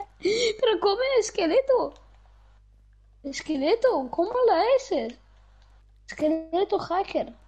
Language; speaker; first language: Spanish; non-native, learner; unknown